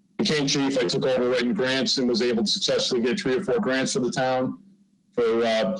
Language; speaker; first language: English; native; English